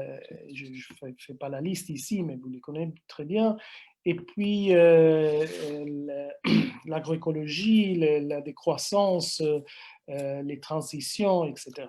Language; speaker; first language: French; non-native, fluent; Italian